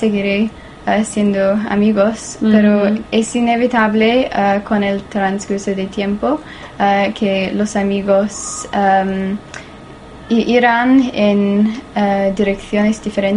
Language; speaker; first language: Spanish; non-native, learner; English